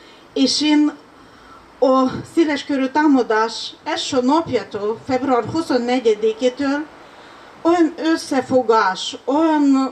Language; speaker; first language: Hungarian; non-native, fluent; Ukrainian